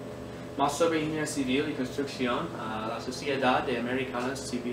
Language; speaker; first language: Spanish; non-native, learner; English